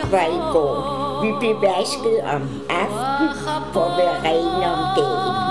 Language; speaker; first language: Danish; early bilingual, other home language; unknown